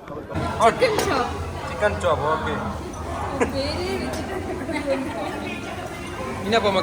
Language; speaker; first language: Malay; non-native, learner; Tulu